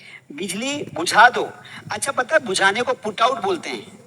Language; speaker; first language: Hindi; native; Hindi